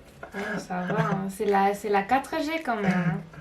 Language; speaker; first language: French; native; French